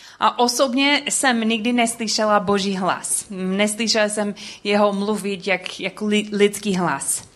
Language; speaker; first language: Czech; non-native, learner; English